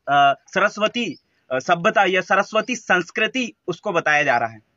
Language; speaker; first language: Hindi; native; Hindi